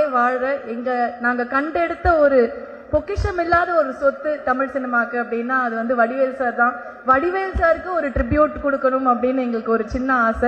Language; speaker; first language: Tamil; native; Tamil